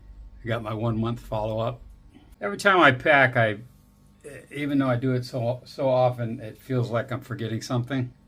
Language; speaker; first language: English; native; English